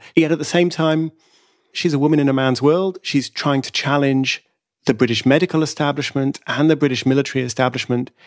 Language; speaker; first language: English; native; English